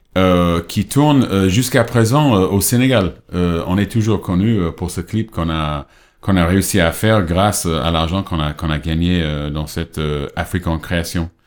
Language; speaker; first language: French; non-native, fluent; English